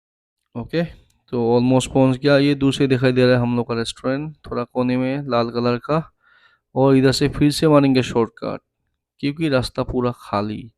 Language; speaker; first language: Hindi; non-native, local second language; Assamese